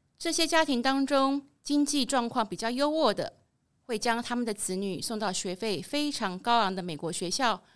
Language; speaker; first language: Chinese; native; Chinese